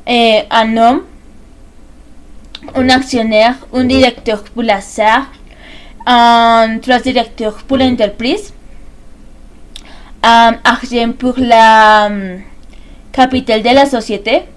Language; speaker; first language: French; non-native, learner; Spanish